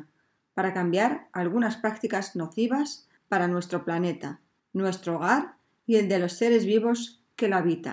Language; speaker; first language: Spanish; native; Spanish